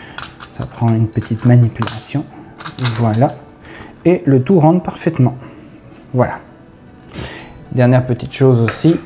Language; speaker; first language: French; native; French